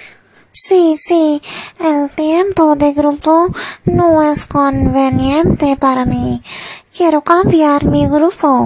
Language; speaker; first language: Spanish; non-native, learner; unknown